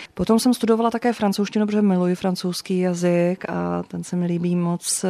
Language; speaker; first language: Czech; native; Czech